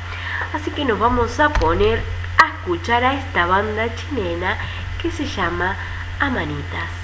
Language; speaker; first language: Spanish; native; Spanish